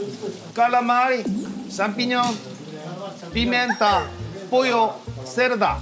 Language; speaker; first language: Spanish; non-native, learner; Korean